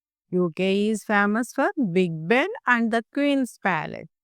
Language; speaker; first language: English; non-native, local second language; Telugu